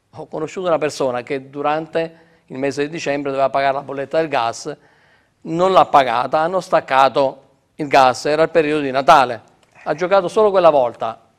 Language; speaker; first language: Italian; native; Italian